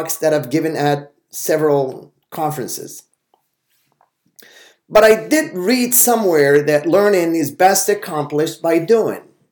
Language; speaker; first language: English; non-native, fluent; Arabic